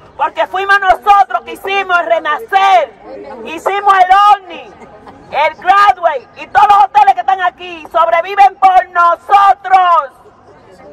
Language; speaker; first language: Spanish; native; Spanish